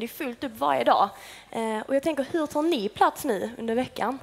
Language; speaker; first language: Swedish; native; Swedish